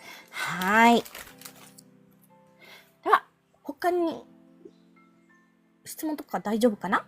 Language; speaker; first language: Japanese; non-native, fluent; Filipino